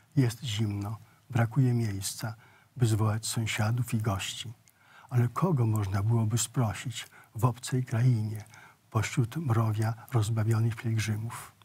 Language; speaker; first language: Polish; native; Polish